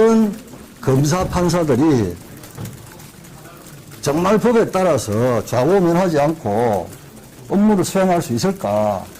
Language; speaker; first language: Korean; native; Korean